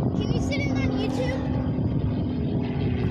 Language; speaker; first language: English; native; English